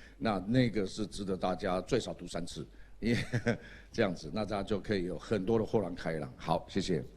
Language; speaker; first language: Chinese; native; Chinese